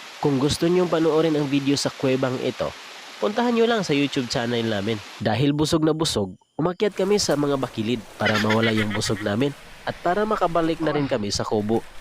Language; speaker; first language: Filipino; non-native, local second language; Cebuano